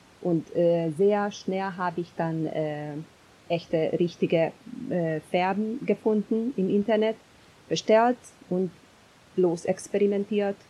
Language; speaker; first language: German; non-native, fluent; Hungarian